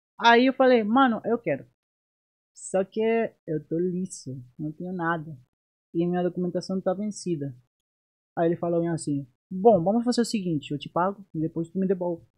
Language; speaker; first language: Portuguese; non-native, fluent; Spanish